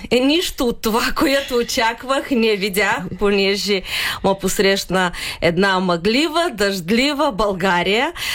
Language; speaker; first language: Bulgarian; early bilingual, heritage; Bulgarian